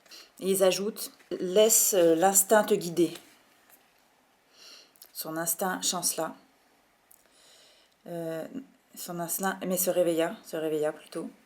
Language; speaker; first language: French; native; French